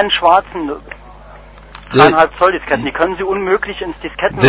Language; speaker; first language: German; native; German